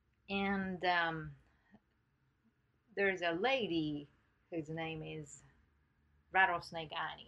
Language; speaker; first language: English; non-native, fluent; Japanese